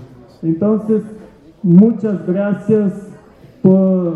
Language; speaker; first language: Spanish; non-native, fluent; Portuguese